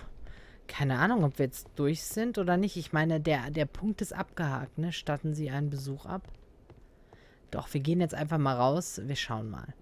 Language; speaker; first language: German; native; German